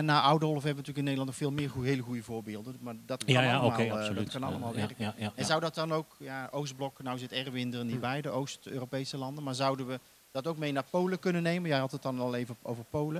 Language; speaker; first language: Dutch; native; Dutch